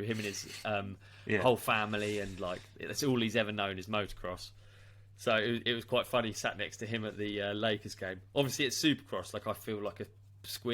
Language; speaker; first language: English; native; English